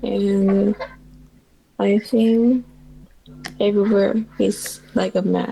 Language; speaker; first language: English; non-native, learner; Chinese